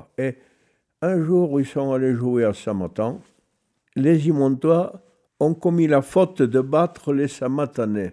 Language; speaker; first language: French; native; French